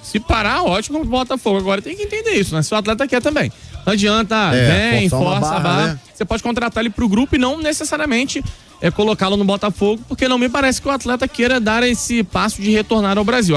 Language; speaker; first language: Portuguese; native; Portuguese